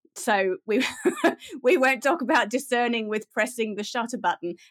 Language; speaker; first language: English; native; English